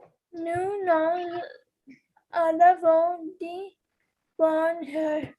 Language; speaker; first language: French; non-native, learner; Hindi